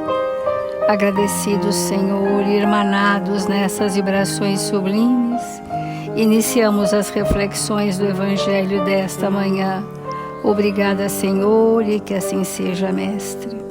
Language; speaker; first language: Portuguese; native; Portuguese